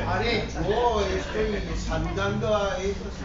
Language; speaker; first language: Spanish; non-native, learner; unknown